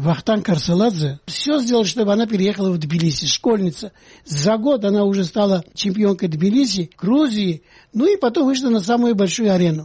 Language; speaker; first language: Russian; non-native, local second language; Georgian